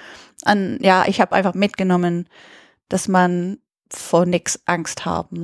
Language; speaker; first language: German; non-native, fluent; English